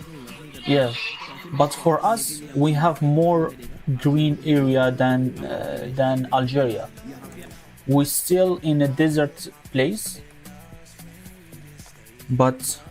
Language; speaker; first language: English; non-native, local second language; Arabic